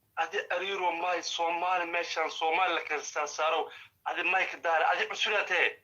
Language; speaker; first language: Somali; non-native, local second language; Maay